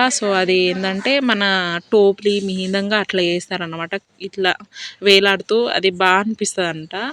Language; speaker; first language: Telugu; non-native, local second language; Lambadi